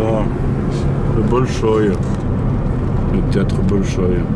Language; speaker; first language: Russian; early bilingual, heritage; French